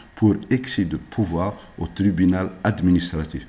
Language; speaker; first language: French; non-native, local second language; Arabic